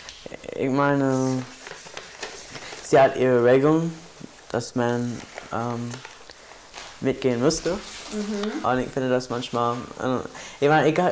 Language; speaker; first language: German; non-native, learner; English